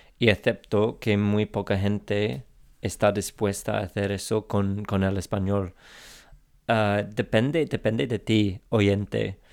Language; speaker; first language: Spanish; non-native, fluent; English